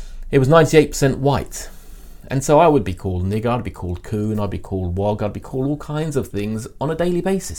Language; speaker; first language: English; native; English